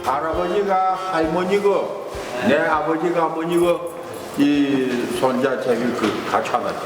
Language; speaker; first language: Korean; early bilingual, heritage; Korean